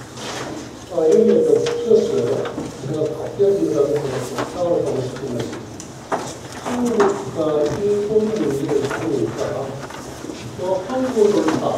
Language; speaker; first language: Japanese; non-native, learner; Korean